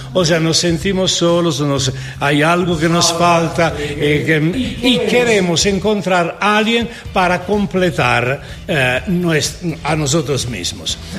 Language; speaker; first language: Spanish; non-native, fluent; Italian